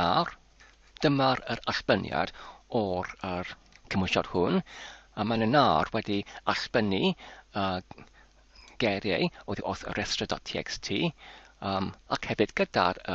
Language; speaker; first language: Welsh; non-native, learner; English